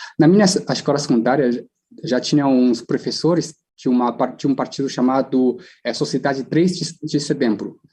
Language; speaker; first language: Portuguese; non-native, fluent; Chinese